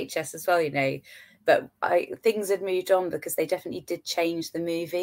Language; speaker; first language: English; native; English